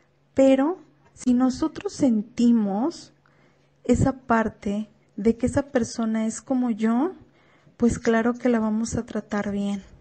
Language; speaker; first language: Spanish; native; Spanish